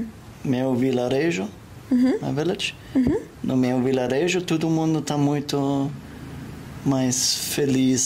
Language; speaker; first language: Portuguese; non-native, learner; German